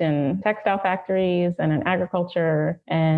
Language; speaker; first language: English; native; English